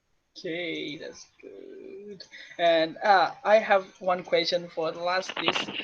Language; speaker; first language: English; non-native, learner; Indonesian